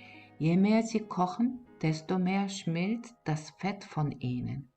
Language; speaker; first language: German; non-native, fluent; Korean